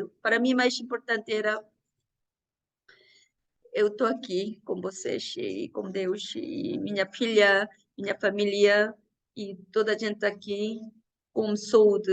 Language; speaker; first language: Portuguese; non-native, learner; Korean